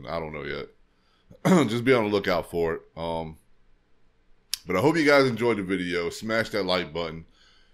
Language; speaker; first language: English; native; English